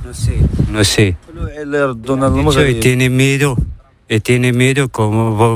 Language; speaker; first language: Spanish; non-native, learner; Arabic